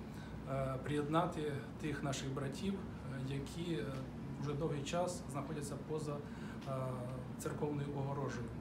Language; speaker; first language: Ukrainian; native; Ukrainian